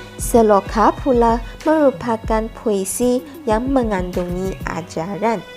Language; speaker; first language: Malay; non-native, local second language; Iban